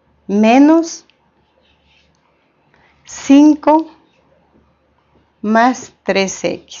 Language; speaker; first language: Spanish; native; Spanish